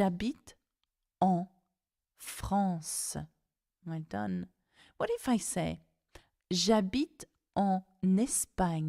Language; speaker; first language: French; non-native, fluent; English